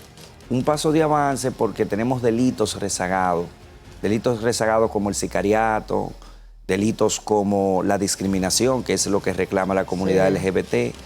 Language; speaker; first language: Spanish; native; Spanish